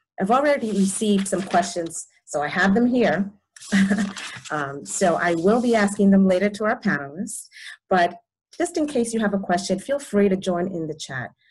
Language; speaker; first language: English; early bilingual, other home language; Spanish